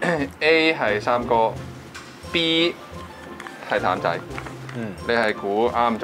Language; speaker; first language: Chinese; native; Chinese